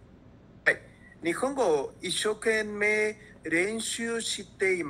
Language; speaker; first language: Japanese; non-native, learner; Spanish